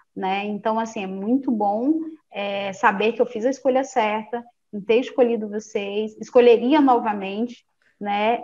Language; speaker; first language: Portuguese; native; Portuguese